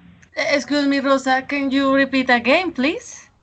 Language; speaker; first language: English; non-native, learner; Spanish